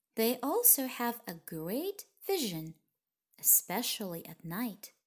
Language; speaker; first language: English; non-native, fluent; Russian